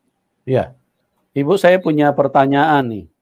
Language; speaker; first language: Indonesian; native; Indonesian